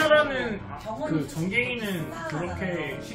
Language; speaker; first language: Korean; native; Korean